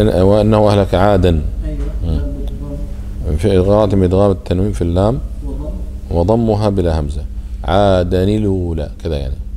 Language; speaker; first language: Arabic; native; Arabic